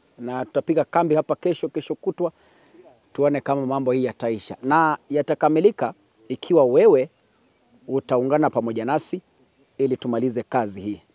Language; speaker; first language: Swahili; non-native, local second language; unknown